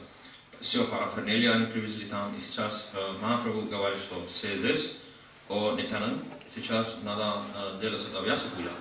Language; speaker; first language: Russian; non-native, learner; Hindi